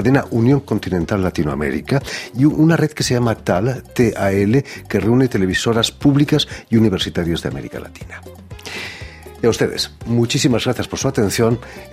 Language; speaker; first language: Spanish; native; Spanish